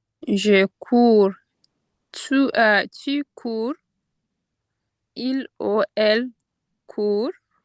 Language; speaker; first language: French; non-native, learner; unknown